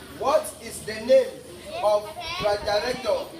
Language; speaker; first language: English; non-native, learner; Thai